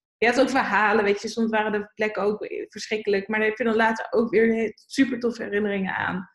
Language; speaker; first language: Dutch; native; Dutch